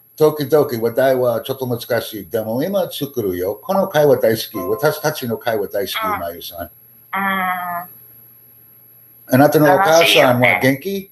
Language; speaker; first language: Japanese; non-native, learner; English